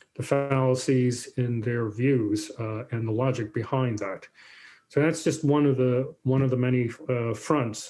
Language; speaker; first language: English; native; English